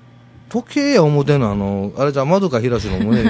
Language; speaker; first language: Japanese; native; Japanese